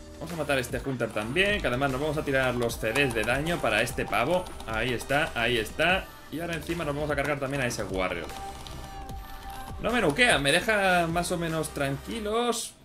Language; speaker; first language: Spanish; native; Spanish